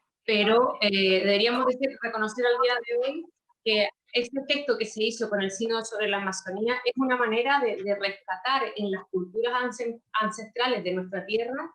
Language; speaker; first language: Spanish; native; Spanish